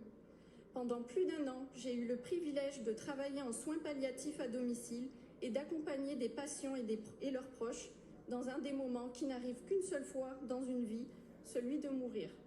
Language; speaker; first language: French; native; French